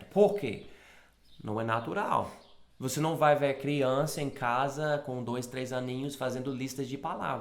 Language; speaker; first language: Portuguese; non-native, fluent; English